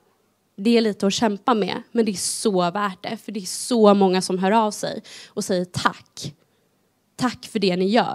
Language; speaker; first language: Swedish; native; Swedish